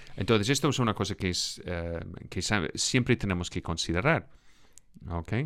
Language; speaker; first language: Spanish; non-native, fluent; English